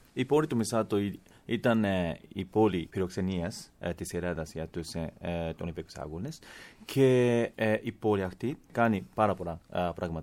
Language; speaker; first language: Greek; non-native, fluent; Japanese